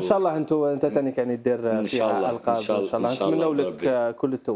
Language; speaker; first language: Arabic; native; Arabic